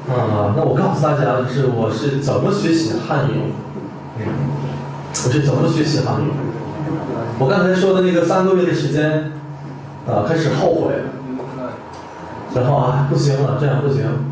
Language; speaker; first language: Chinese; non-native, fluent; Korean